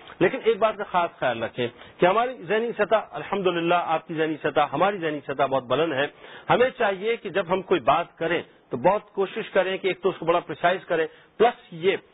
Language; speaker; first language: Urdu; native; Urdu